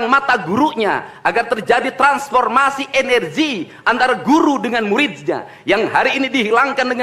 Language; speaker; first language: Indonesian; native; Indonesian